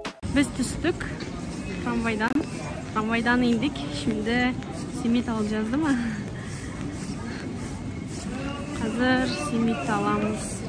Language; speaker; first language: Turkish; non-native, learner; Kazakh